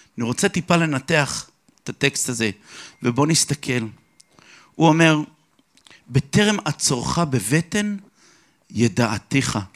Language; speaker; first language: Hebrew; early bilingual, other home language; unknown